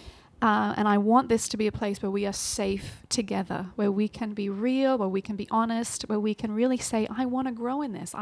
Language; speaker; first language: English; native; English